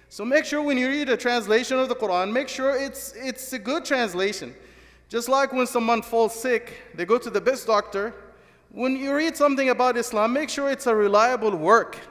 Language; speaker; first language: English; non-native, fluent; Arabic